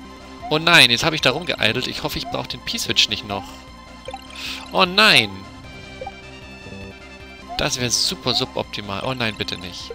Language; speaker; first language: German; native; German